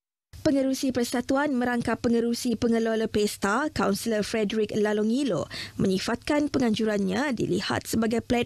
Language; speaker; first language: Malay; native; Malay